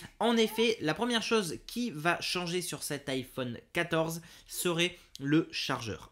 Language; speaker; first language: French; native; French